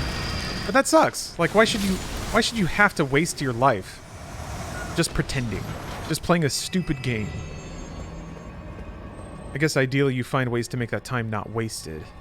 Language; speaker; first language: English; native; English